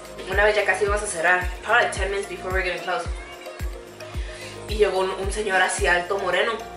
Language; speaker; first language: Spanish; early bilingual, heritage; Spanish